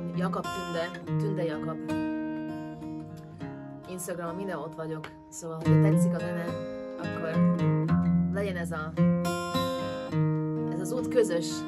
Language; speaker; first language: Hungarian; early bilingual, heritage; Hungarian